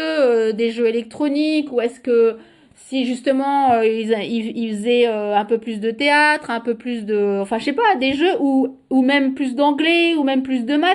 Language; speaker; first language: French; native; French